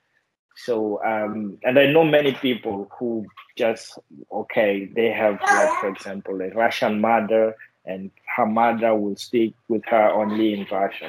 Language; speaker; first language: English; non-native, fluent; Portuguese